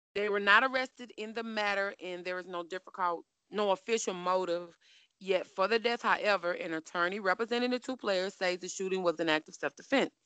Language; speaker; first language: English; native; English